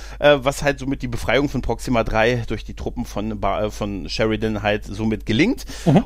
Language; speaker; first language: German; native; German